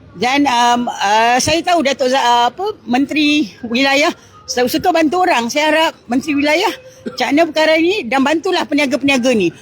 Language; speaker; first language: Malay; native; Malay